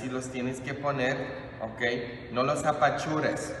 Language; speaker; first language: Spanish; non-native, fluent; English